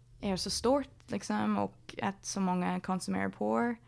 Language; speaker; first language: Swedish; non-native, fluent; English